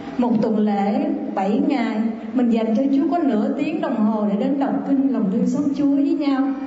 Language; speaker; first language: Vietnamese; native; Vietnamese